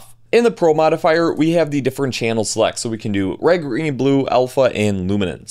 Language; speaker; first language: English; native; English